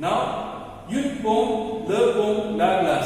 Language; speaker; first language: French; non-native, fluent; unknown